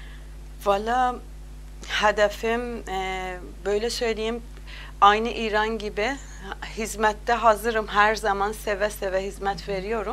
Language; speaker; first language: Turkish; non-native, learner; Azerbaijani